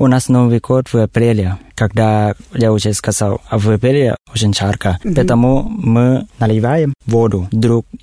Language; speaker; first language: Russian; non-native, learner; Thai